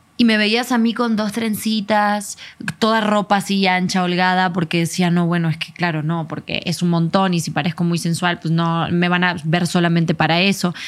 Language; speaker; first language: Spanish; native; Spanish